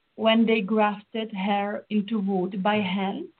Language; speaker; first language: English; non-native, fluent; Czech